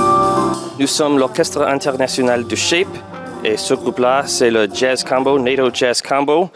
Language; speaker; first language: French; non-native, learner; English